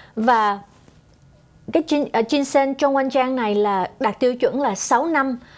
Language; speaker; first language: Vietnamese; native; Vietnamese